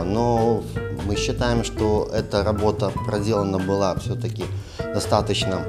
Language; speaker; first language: Russian; native; Russian